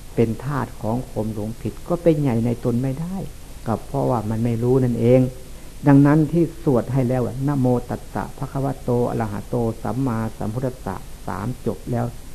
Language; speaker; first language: Thai; non-native, local second language; Lao